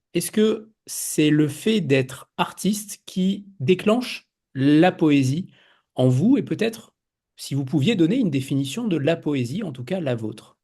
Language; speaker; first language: French; native; French